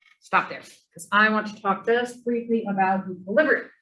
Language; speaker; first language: English; native; English